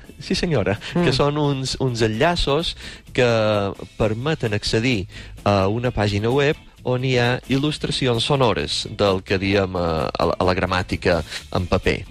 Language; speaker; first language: Catalan; native; Catalan